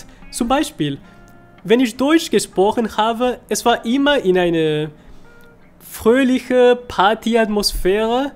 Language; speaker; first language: German; non-native, fluent; Spanish